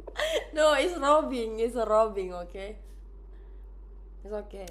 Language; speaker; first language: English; non-native, fluent; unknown